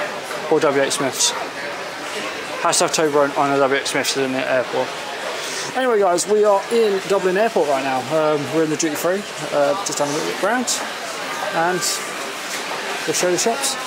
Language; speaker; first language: English; native; English